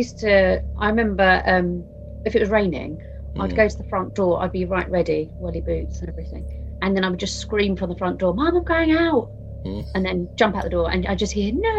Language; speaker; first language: English; native; English